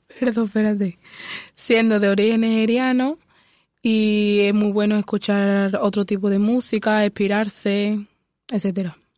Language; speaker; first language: Spanish; native; Spanish